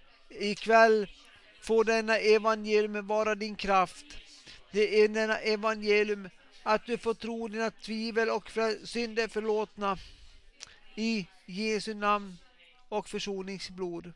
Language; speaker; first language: Swedish; non-native, local second language; Finnish